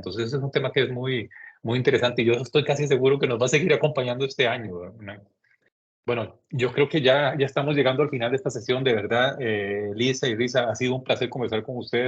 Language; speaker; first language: Spanish; native; Spanish